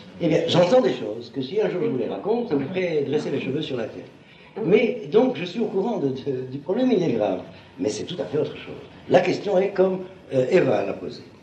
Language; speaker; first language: French; native; French